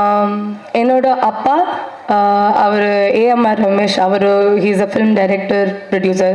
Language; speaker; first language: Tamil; non-native, local second language; Kannada